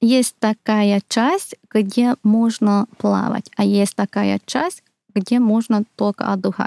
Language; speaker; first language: Russian; non-native, fluent; Hungarian